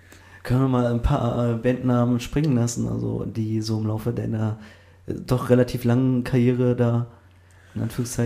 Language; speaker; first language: German; native; German